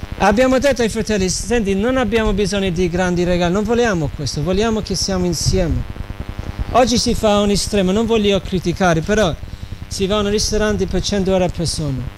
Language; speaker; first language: Italian; non-native, fluent; English